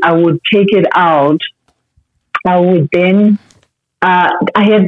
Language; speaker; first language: English; non-native, local second language; Xhosa